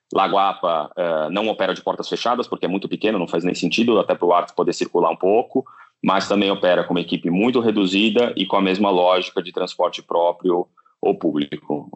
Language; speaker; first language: Portuguese; native; Portuguese